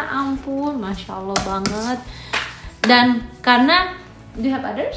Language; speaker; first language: English; non-native, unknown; Indonesian